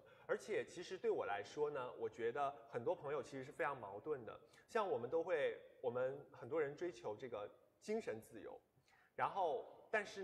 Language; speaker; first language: Chinese; native; Chinese